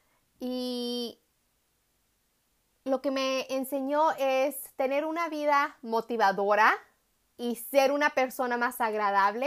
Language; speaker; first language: Spanish; early bilingual, heritage; Spanish